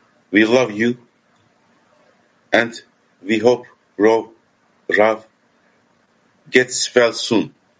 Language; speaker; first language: English; non-native, learner; Turkish